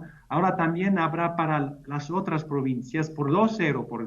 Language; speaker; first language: Spanish; non-native, fluent; German